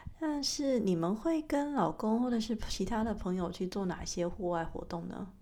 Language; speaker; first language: Chinese; native; Chinese